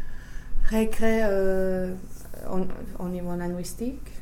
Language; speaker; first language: French; non-native, fluent; Finnish